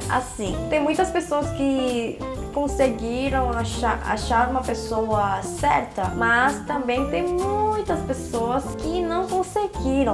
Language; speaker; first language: Portuguese; non-native, fluent; Korean